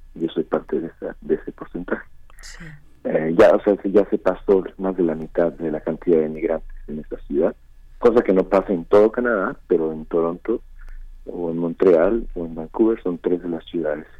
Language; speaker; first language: Spanish; native; Spanish